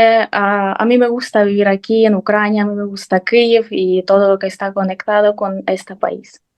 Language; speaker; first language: Spanish; non-native, fluent; Ukrainian